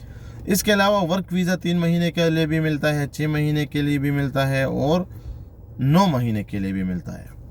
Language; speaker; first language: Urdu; non-native, local second language; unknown